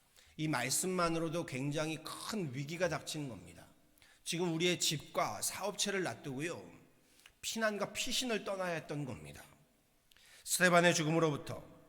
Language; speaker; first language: Korean; native; Korean